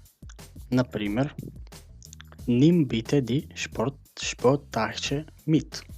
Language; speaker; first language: German; non-native, fluent; Macedonian